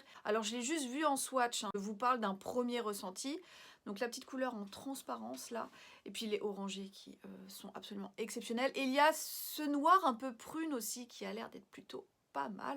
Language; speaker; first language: French; native; French